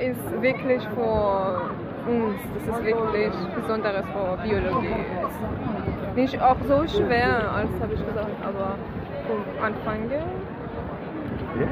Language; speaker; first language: German; non-native, learner; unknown